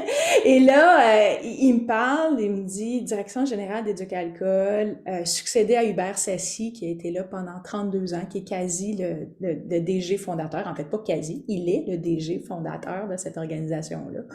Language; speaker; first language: French; native; French